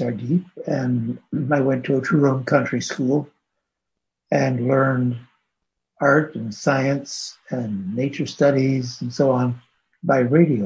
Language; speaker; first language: English; native; English